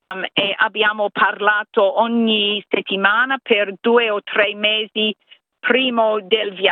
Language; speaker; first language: Italian; non-native, fluent; English